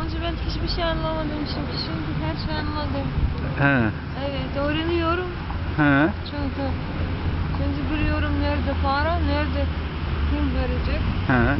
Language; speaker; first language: Turkish; non-native, learner; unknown